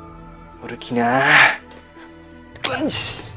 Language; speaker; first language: Japanese; non-native, learner; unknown